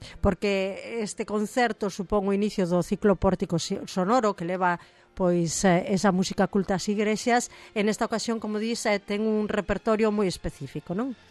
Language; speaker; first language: Galician; native; Galician